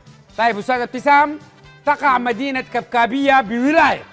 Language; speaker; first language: Arabic; native; Arabic